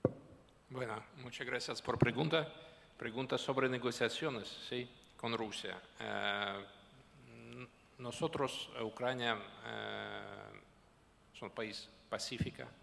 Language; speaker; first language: Spanish; non-native, learner; Ukrainian